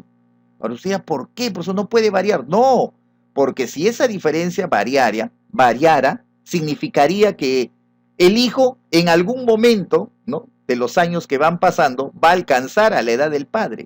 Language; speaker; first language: Spanish; native; Spanish